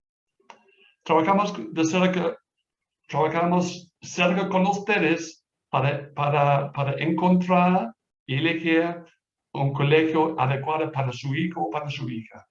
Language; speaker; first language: Spanish; non-native, fluent; English